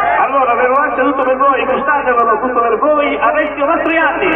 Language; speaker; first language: Italian; native; Italian